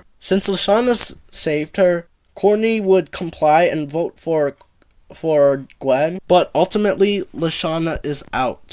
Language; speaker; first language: English; native; English